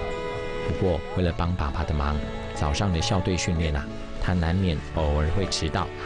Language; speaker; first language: Chinese; native; Chinese